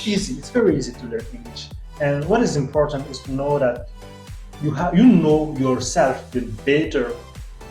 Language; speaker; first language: English; non-native, fluent; French